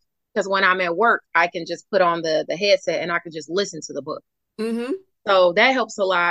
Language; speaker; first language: English; native; English